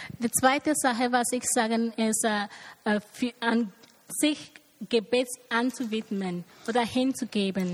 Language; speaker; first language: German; non-native, learner; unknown